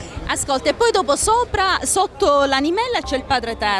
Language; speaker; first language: Italian; native; Italian